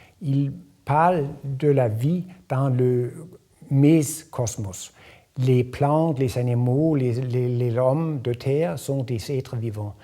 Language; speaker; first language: French; non-native, fluent; Danish